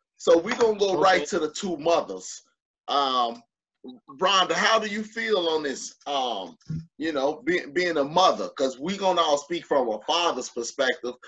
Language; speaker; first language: English; native; English